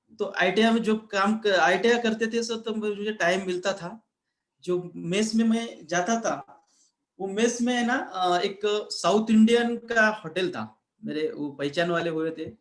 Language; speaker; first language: Hindi; non-native, local second language; Marathi